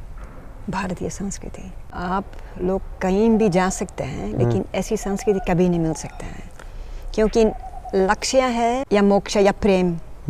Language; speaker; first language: Hindi; non-native, learner; Dutch